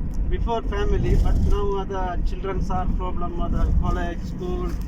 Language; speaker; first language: English; non-native, learner; Malayalam